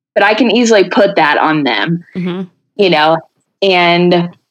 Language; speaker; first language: English; native; English